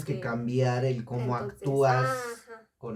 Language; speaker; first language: Spanish; native; Spanish